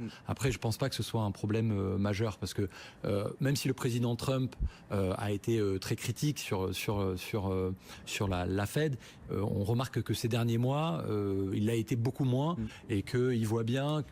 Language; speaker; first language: French; native; French